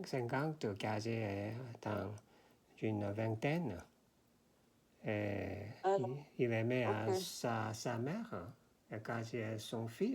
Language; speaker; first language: French; non-native, learner; Korean